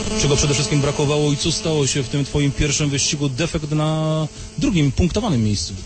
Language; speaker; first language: Polish; native; Polish